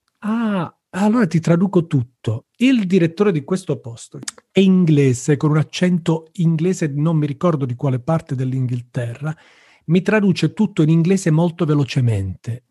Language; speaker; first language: Italian; native; Italian